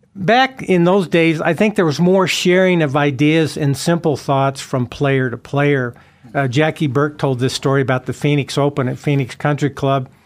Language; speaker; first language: English; native; English